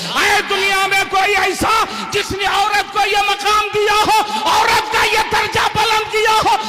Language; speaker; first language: Urdu; native; Urdu